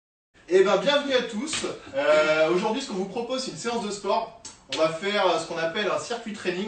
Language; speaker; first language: French; native; French